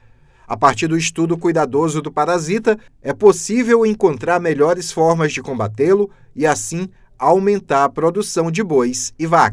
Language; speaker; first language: Portuguese; native; Portuguese